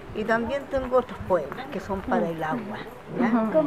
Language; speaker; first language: Spanish; native; Spanish